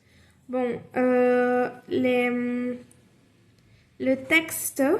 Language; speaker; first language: French; non-native, learner; Spanish